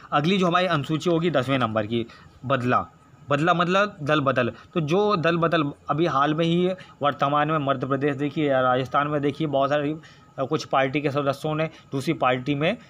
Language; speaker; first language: Hindi; native; Hindi